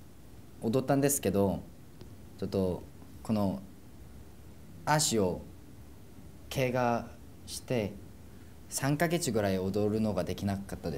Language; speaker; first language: Japanese; non-native, fluent; Korean